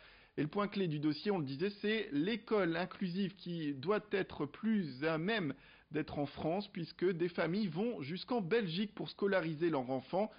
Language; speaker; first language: French; native; French